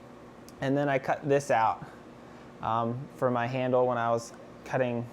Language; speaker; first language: English; native; English